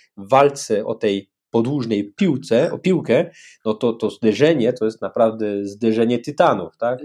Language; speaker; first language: Polish; non-native, fluent; French